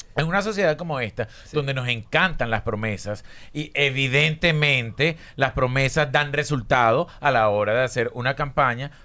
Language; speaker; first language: Spanish; native; Spanish